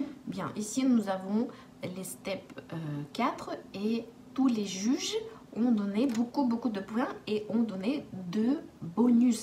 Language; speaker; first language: French; non-native, fluent; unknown